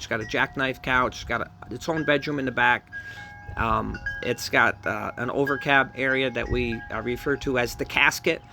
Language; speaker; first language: English; native; English